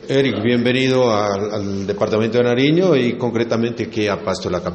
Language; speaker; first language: Spanish; native; Spanish